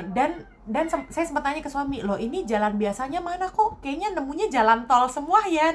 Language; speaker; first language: Indonesian; native; Indonesian